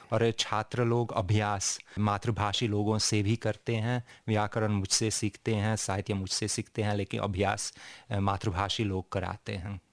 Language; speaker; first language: Hindi; non-native, fluent; Hungarian